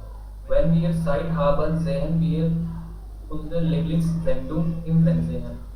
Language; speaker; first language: German; non-native, learner; Hindi